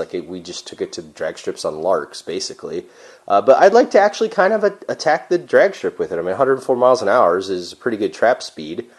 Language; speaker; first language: English; native; English